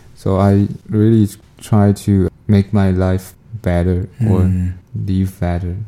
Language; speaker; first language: English; non-native, learner; Chinese